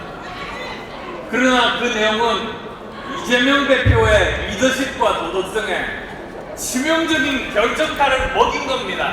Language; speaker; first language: Korean; native; Korean